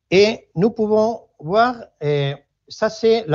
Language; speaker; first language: French; non-native, learner; Spanish